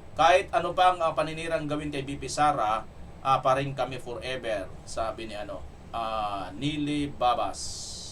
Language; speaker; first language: Filipino; non-native, local second language; Cebuano